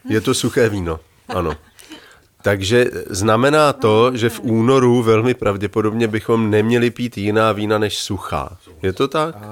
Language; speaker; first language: Czech; native; Czech